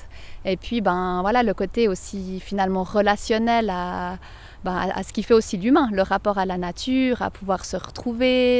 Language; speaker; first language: French; native; French